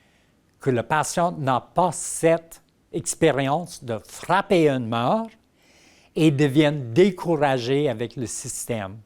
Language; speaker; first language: French; non-native, fluent; English